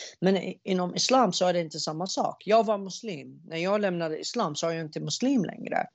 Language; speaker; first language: Swedish; early bilingual, other home language; Arabic